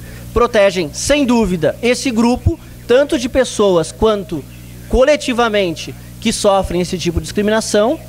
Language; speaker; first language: Portuguese; native; Portuguese